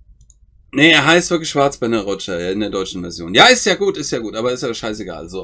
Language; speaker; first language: German; native; German